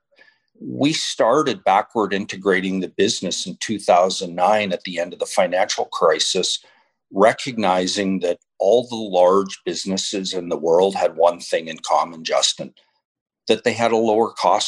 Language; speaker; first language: English; native; English